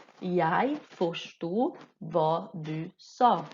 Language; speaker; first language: Norwegian; non-native, fluent; Portuguese